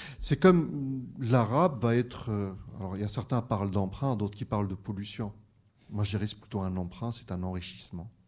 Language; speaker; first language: French; native; French